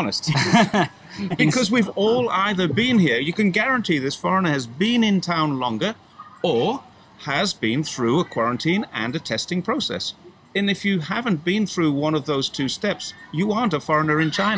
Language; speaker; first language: English; native; English